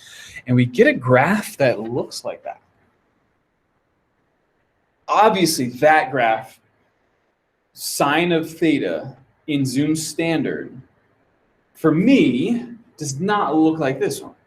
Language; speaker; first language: English; native; English